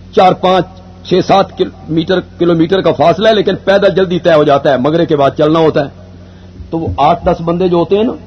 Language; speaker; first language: Urdu; non-native, local second language; Punjabi